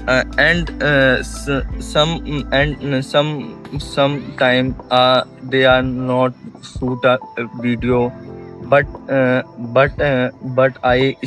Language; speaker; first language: English; non-native, learner; Hindi